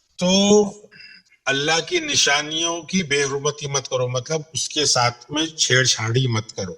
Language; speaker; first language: Urdu; non-native, local second language; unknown